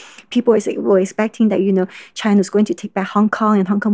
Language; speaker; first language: English; non-native, local second language; Cantonese